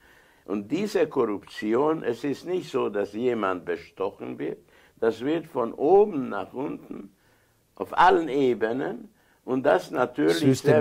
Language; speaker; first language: German; non-native, fluent; Hungarian